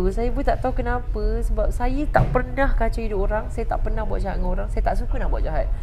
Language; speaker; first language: Malay; native; Malay